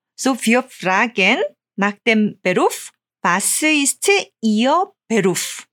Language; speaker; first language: German; non-native, fluent; Korean